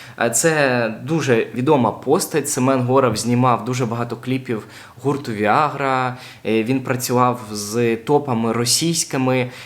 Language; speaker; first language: Ukrainian; non-native, local second language; Russian